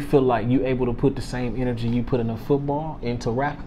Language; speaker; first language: English; native; English